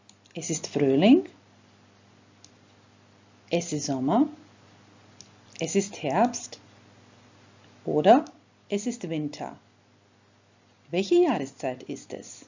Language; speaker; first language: German; non-native, fluent; Croatian